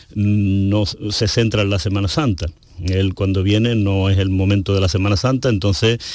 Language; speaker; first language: Spanish; native; Spanish